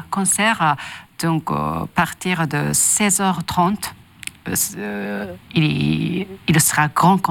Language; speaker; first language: French; non-native, learner; Japanese